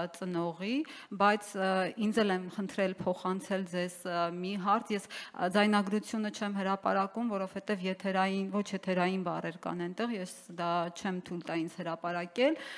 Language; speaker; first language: Armenian; native; Armenian